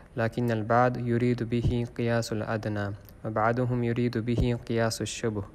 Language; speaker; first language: Arabic; non-native, fluent; Malay